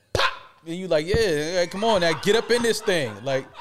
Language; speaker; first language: English; native; English